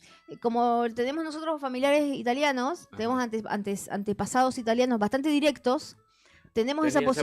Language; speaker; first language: Spanish; native; Spanish